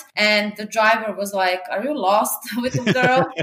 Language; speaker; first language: English; non-native, fluent; Serbian